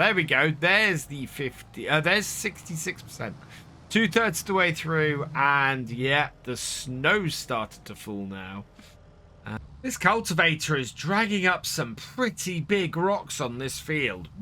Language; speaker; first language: English; native; English